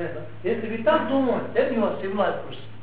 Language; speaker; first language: Russian; non-native, learner; Tibetan